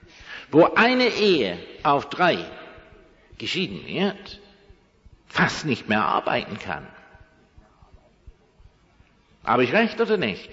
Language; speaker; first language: German; non-native, fluent; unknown